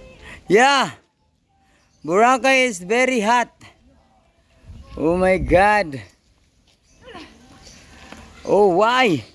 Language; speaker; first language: English; non-native, local second language; Filipino